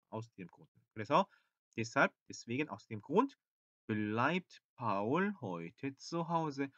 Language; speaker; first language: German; non-native, fluent; Korean